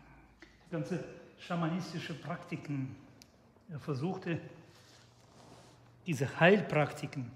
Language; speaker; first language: German; non-native, fluent; Russian